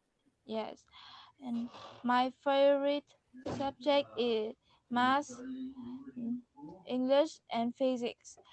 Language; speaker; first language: English; non-native, learner; Vietnamese